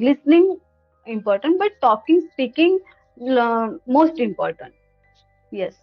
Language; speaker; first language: English; non-native, learner; Hindi